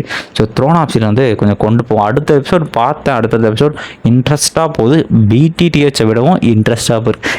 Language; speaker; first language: Tamil; native; Tamil